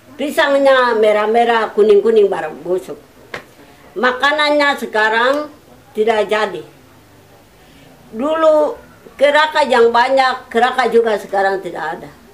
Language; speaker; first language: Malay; non-native, local second language; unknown